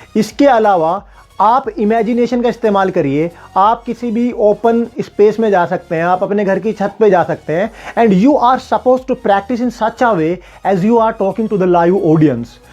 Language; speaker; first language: Hindi; native; Hindi